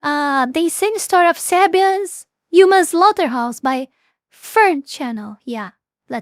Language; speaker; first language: English; non-native, fluent; Portuguese